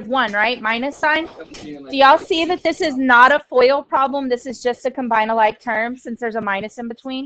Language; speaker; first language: English; native; English